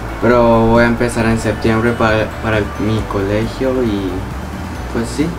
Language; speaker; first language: Spanish; early bilingual, heritage; Spanish